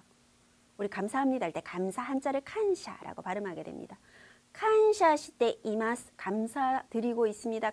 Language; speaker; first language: Korean; native; Korean